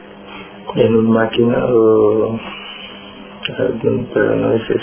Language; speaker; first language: Spanish; non-native, learner; Wolof